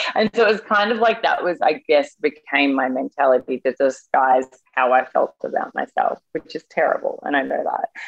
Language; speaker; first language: English; native; English